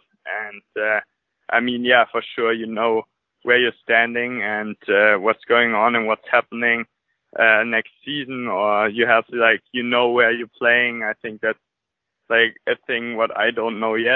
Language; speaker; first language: English; non-native, fluent; German